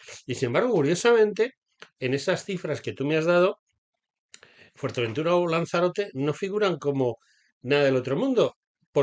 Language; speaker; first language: Spanish; native; Spanish